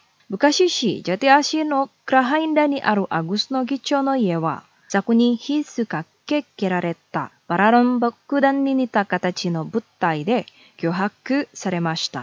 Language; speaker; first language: Japanese; non-native, fluent; Indonesian